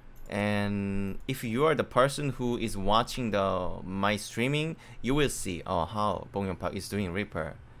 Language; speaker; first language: English; non-native, learner; Korean